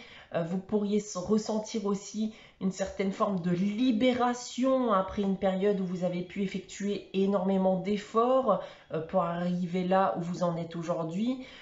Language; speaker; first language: French; native; French